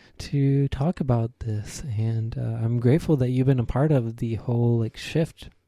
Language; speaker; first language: English; native; English